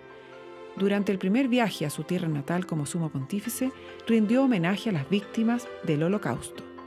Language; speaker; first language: Spanish; native; Spanish